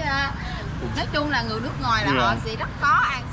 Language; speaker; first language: Vietnamese; native; Vietnamese